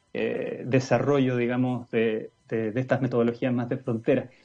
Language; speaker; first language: Spanish; native; Spanish